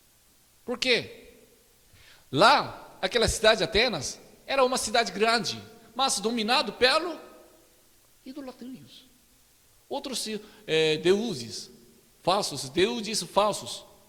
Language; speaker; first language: Portuguese; non-native, learner; Korean